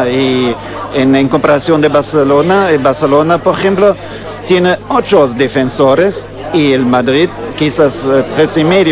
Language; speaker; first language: Spanish; non-native, fluent; German